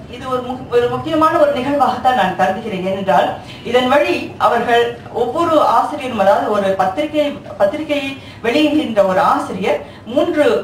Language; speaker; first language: Tamil; early bilingual, heritage; Tamil